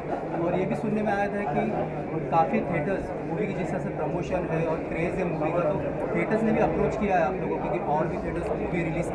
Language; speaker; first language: Hindi; native; Hindi